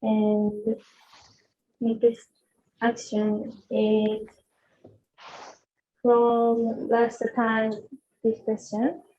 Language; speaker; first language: English; non-native, learner; Japanese